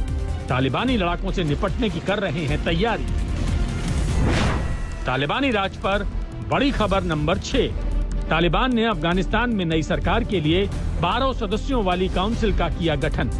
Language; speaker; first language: Hindi; native; Hindi